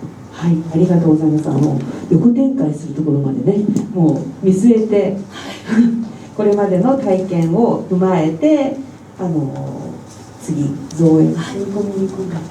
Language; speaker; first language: Japanese; native; Japanese